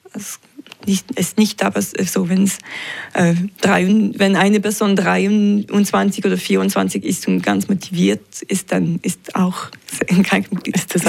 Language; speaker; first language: German; non-native, local second language; French